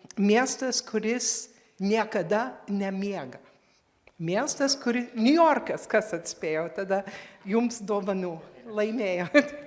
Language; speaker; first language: Lithuanian; early bilingual, heritage; Lithuanian